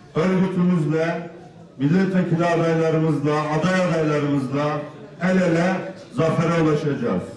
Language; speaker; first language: Turkish; native; Turkish